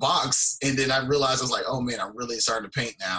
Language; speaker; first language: English; native; English